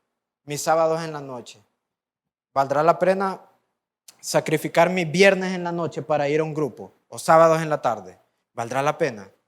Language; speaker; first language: Spanish; native; Spanish